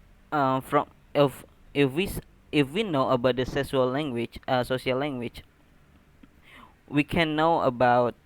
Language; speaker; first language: English; non-native, learner; Indonesian